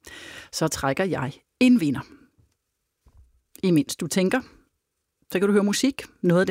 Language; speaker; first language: Danish; native; Danish